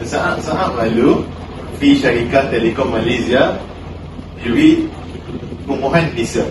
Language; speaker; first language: Arabic; non-native, learner; Malay